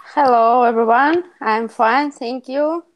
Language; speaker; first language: English; non-native, learner; Russian